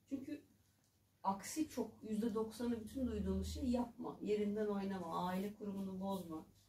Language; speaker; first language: Turkish; native; Turkish